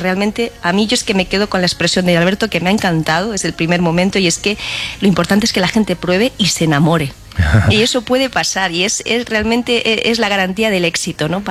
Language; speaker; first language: Spanish; native; Spanish